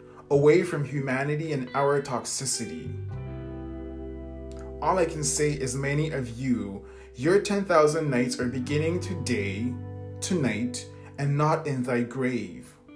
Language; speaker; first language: English; native; English